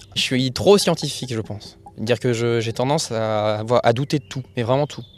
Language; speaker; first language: French; native; French